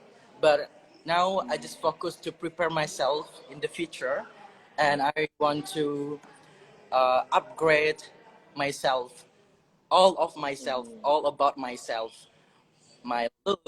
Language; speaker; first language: English; non-native, learner; Indonesian